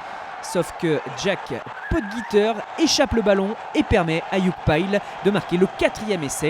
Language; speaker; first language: French; native; French